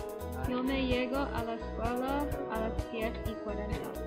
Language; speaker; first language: Spanish; non-native, learner; English